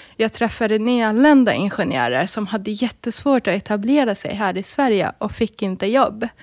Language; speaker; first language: Swedish; early bilingual, other home language; Arabic